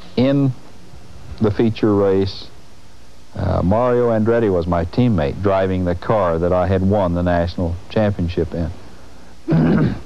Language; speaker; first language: English; native; English